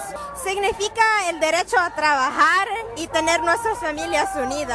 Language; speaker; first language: Spanish; non-native, fluent; English